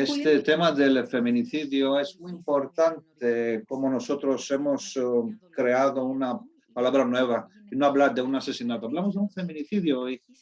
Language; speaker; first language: Spanish; non-native, fluent; Greek